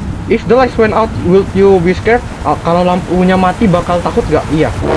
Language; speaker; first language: English; non-native, learner; Indonesian